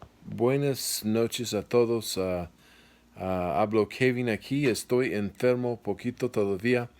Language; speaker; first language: Spanish; non-native, fluent; English